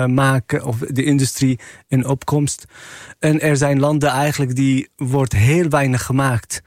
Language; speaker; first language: Dutch; non-native, fluent; Arabic